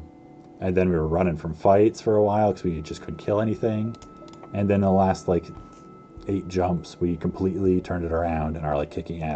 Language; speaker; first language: English; native; English